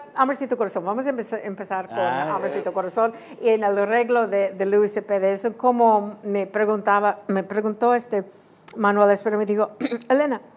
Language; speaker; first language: Spanish; early bilingual, heritage; Spanish